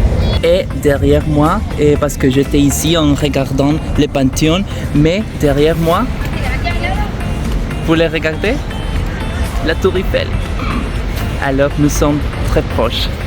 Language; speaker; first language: French; non-native, learner; Spanish